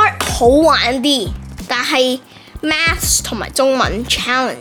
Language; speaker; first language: Cantonese; early bilingual, heritage; Cantonese